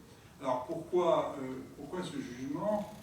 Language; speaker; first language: French; native; French